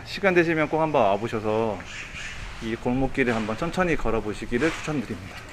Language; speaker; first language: Korean; native; Korean